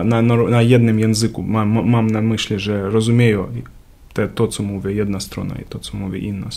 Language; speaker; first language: Polish; non-native, learner; Ukrainian